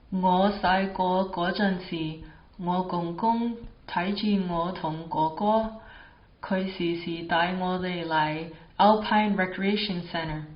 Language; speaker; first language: Cantonese; early bilingual, heritage; Cantonese